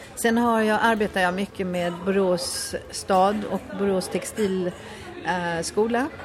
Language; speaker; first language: Swedish; native; Swedish